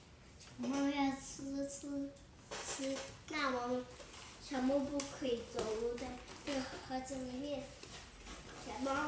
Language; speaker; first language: Chinese; early bilingual, heritage; Chinese